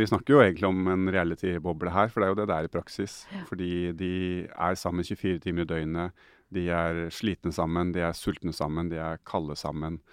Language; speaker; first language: Norwegian; native; Norwegian